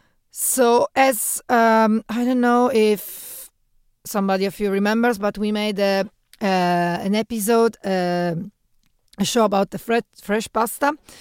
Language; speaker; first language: English; non-native, fluent; Italian